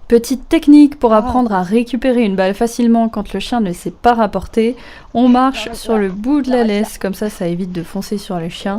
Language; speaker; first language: French; native; French